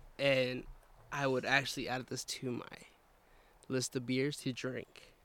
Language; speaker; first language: English; early bilingual, other home language; Spanish